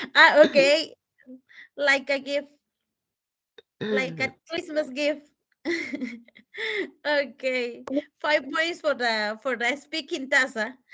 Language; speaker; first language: English; non-native, fluent; Spanish